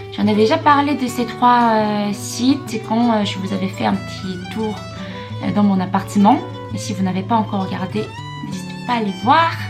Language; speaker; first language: French; non-native, fluent; Korean